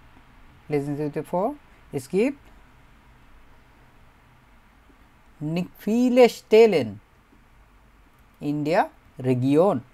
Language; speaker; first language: German; non-native, fluent; Bangla